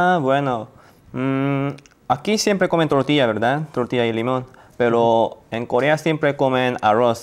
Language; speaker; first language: Spanish; non-native, learner; Korean